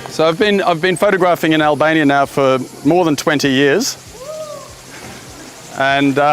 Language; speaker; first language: English; native; English